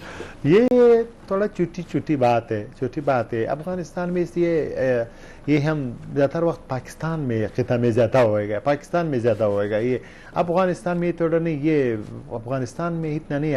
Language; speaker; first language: Hindi; non-native, learner; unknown